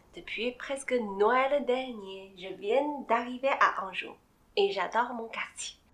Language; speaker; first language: French; non-native, fluent; Chinese